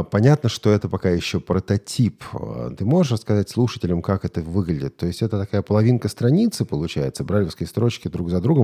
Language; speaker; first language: Russian; native; Russian